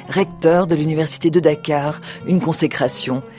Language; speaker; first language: French; native; French